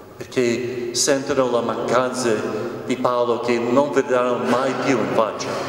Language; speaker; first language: Italian; non-native, fluent; English